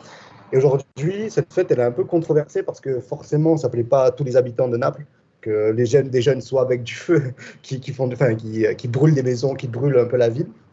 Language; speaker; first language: French; native; French